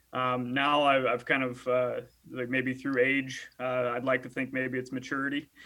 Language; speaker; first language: English; native; English